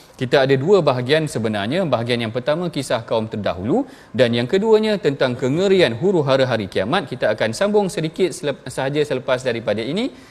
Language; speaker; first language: Malay; native; Malay